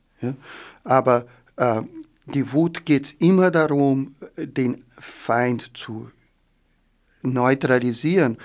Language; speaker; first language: German; non-native, fluent; Portuguese